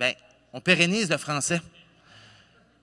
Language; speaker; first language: French; native; French